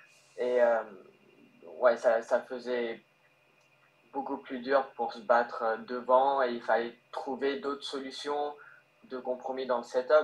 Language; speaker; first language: French; early bilingual, heritage; French